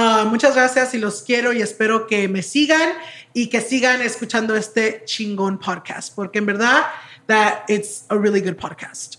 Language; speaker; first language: Spanish; early bilingual, heritage; Spanish